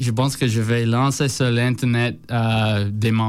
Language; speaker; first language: French; non-native, learner; English